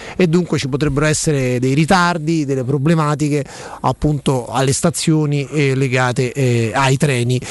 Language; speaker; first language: Italian; native; Italian